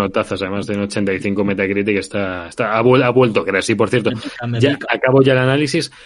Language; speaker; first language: Spanish; native; Spanish